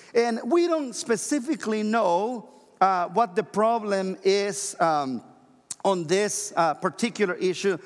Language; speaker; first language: English; non-native, fluent; Spanish